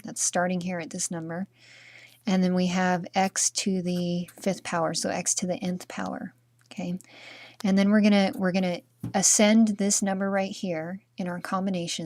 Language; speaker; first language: English; native; English